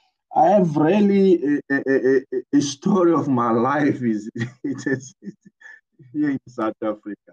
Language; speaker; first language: English; non-native, fluent; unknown